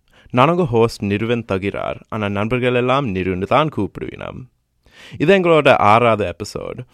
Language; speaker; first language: Tamil; early bilingual, heritage; Tamil